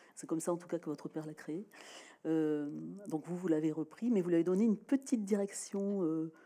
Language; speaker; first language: French; native; French